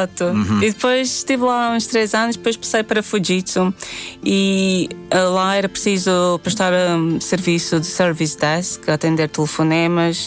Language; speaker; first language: Portuguese; non-native, fluent; Latvian